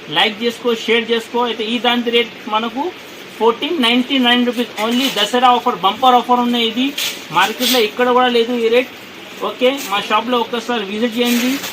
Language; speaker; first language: Telugu; non-native, local second language; Urdu